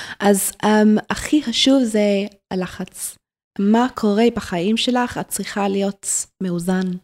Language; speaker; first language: Hebrew; non-native, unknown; English